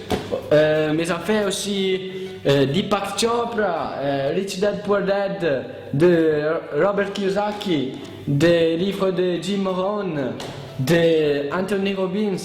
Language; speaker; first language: French; non-native, learner; Italian